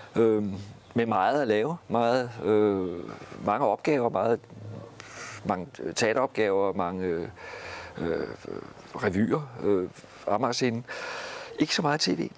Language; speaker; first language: Danish; native; Danish